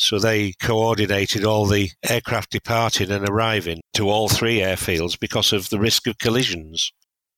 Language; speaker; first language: English; native; English